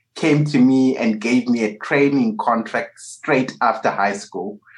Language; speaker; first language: English; non-native, local second language; Shona